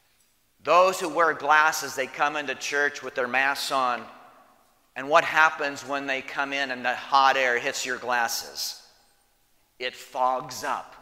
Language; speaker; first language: English; native; English